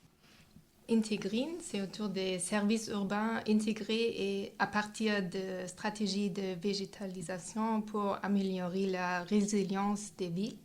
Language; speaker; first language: French; non-native, fluent; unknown